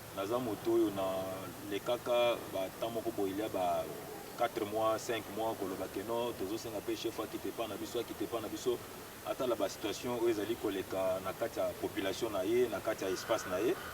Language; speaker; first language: Lingala; non-native, local second language; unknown